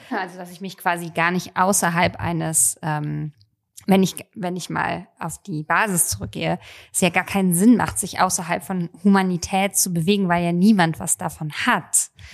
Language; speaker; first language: German; native; German